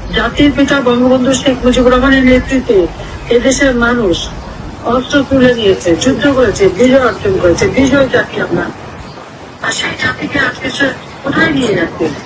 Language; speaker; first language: Bangla; native; Bangla